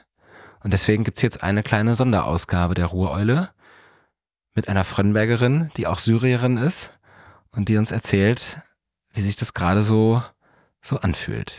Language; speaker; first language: German; native; German